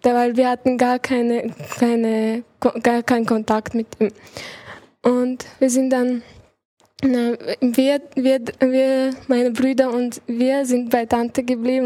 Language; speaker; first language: German; early bilingual, other home language; Chechen